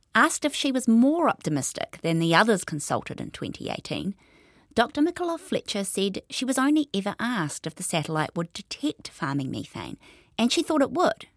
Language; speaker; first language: English; native; English